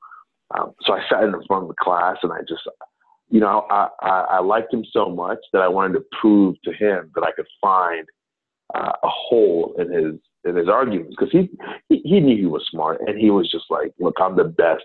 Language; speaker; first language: English; non-native, local second language; Akan